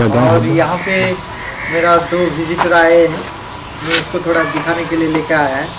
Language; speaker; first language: Hindi; non-native, local second language; Bangla